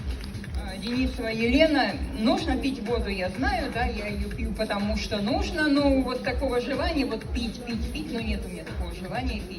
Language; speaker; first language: Russian; native; Russian